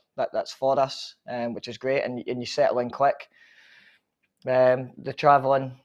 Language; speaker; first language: English; native; English